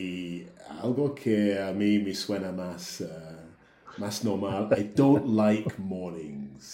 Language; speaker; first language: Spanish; non-native, fluent; English